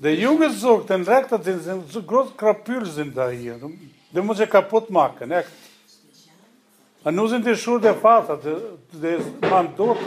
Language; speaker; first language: Dutch; non-native, learner; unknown